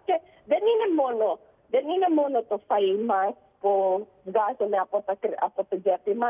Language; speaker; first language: Greek; non-native, learner; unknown